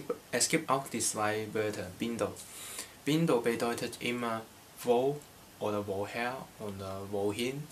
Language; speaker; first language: German; non-native, learner; Cantonese